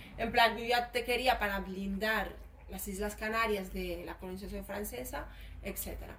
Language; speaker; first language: Spanish; early bilingual, other home language; Arabic